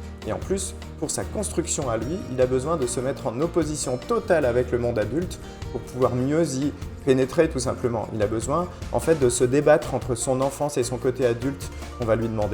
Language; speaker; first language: French; native; French